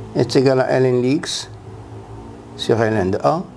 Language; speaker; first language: French; non-native, local second language; Arabic